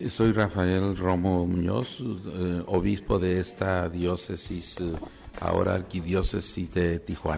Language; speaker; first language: Spanish; native; Spanish